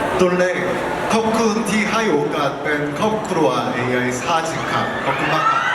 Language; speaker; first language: Thai; non-native, learner; Korean